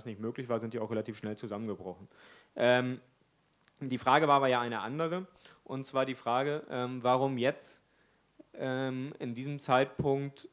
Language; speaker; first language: German; native; German